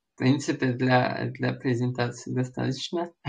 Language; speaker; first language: Russian; native; Russian